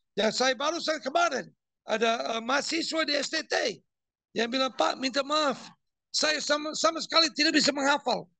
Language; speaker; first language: Indonesian; non-native, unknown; English